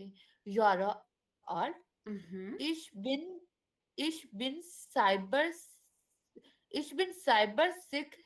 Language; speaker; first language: German; non-native, learner; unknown